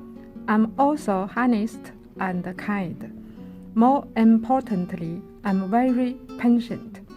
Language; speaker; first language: English; non-native, learner; Chinese